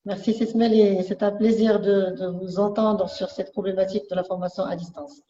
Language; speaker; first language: French; non-native, local second language; Arabic